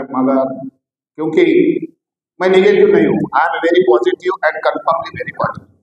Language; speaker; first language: Hindi; non-native, local second language; Marathi